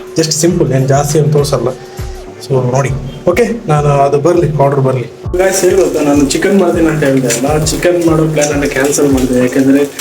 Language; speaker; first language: Kannada; non-native, local second language; Tulu